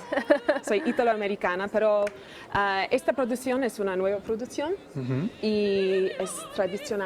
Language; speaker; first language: Spanish; non-native, fluent; Italian